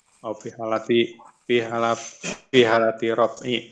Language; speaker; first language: Arabic; non-native, learner; Indonesian